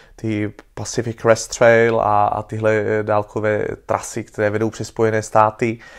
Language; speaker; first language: Czech; native; Czech